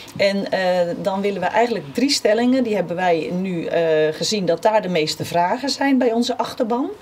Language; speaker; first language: Dutch; native; Dutch